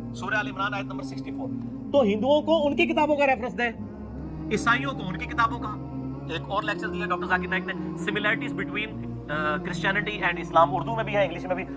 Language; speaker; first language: Urdu; non-native, local second language; Punjabi